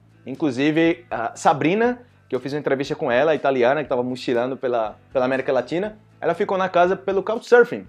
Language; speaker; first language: Portuguese; native; Portuguese